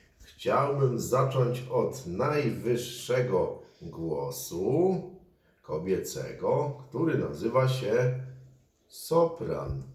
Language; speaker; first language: Polish; native; Polish